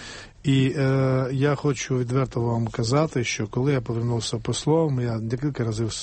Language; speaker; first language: Ukrainian; non-native, fluent; Georgian